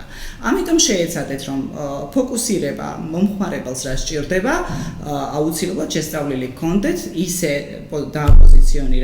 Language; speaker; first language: Georgian; native; Georgian